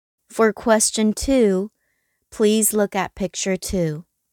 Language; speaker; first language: English; non-native, fluent; Chinese